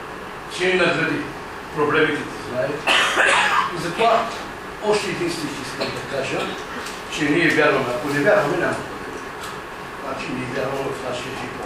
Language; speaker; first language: Bulgarian; non-native, local second language; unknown